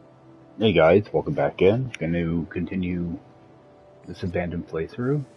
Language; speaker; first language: English; native; English